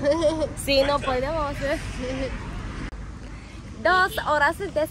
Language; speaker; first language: Spanish; non-native, fluent; Japanese